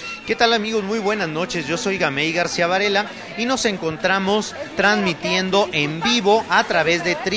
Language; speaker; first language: Spanish; native; Spanish